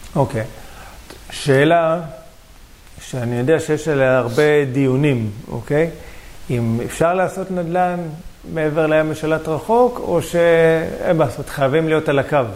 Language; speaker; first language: Hebrew; native; Hebrew